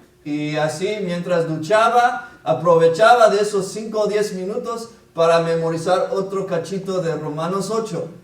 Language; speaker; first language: Spanish; non-native, fluent; English